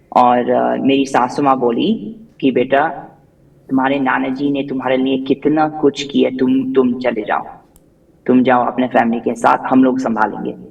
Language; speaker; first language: Hindi; non-native, fluent; English